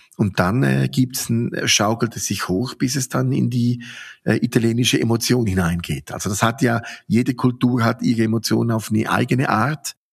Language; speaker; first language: German; native; German